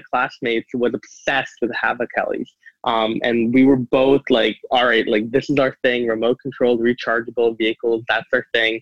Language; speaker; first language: English; native; English